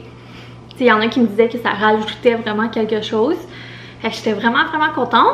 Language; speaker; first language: French; native; French